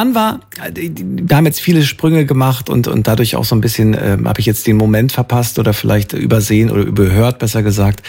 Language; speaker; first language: German; native; German